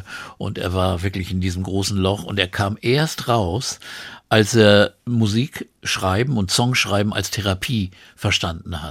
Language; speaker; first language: German; native; German